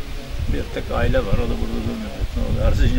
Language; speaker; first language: Turkish; native; Turkish